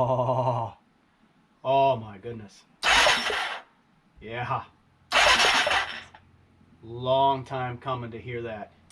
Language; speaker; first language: English; native; English